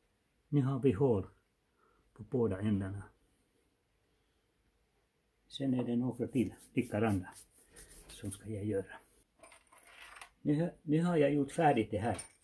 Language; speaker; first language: Swedish; non-native, fluent; Finnish